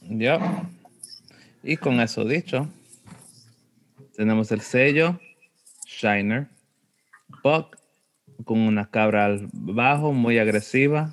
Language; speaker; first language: Spanish; early bilingual, heritage; Spanish